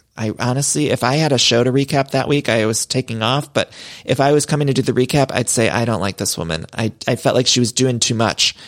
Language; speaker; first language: English; early bilingual, other home language; Italian